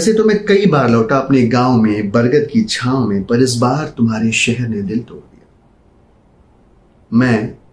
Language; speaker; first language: Hindi; native; Hindi